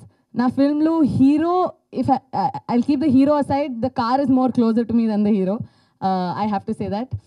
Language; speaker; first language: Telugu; non-native, learner; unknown